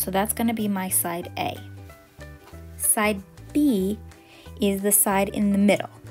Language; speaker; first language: English; native; English